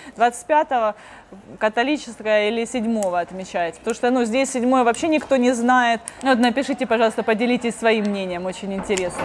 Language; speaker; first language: Russian; native; Russian